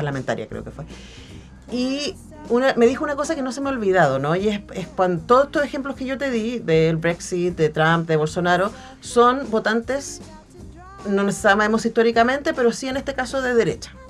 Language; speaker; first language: Spanish; native; Spanish